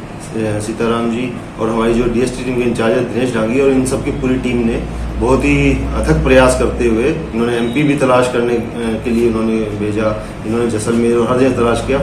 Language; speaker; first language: Hindi; native; Hindi